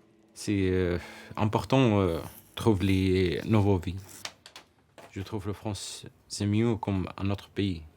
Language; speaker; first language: French; non-native, learner; Arabic